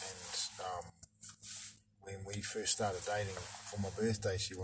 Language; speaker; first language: English; native; English